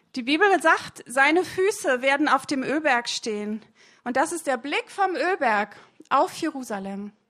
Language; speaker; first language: German; native; German